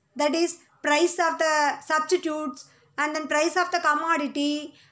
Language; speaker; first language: English; non-native, local second language; Tamil